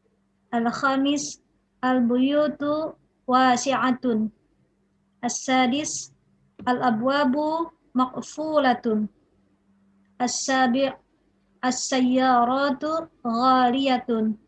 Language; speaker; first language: Arabic; non-native, learner; Indonesian